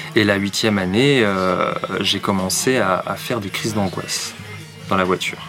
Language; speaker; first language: French; native; French